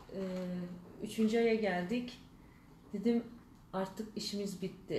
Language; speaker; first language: Turkish; early bilingual, heritage; Turkish